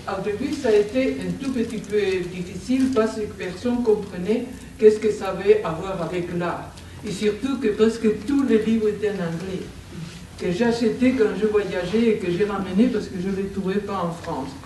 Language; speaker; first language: French; non-native, fluent; Spanish